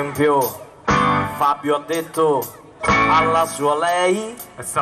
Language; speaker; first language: Italian; native; Italian